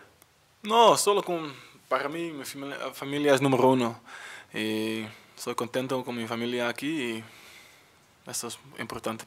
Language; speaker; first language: Spanish; non-native, learner; Dutch